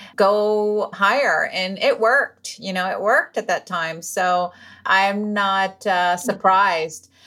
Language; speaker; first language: English; non-native, fluent; Spanish